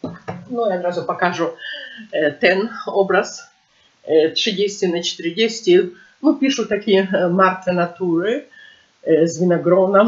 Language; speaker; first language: Polish; non-native, learner; Ukrainian